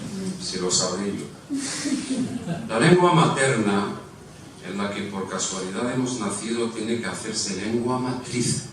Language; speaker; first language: Spanish; non-native, fluent; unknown